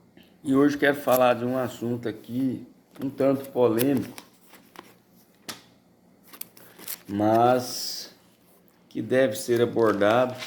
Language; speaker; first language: Portuguese; native; Portuguese